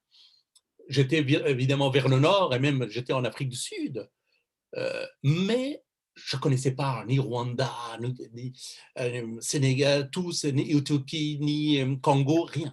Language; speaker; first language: French; non-native, fluent; Persian